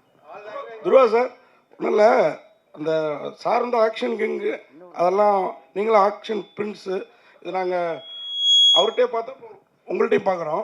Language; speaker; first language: Tamil; native; Tamil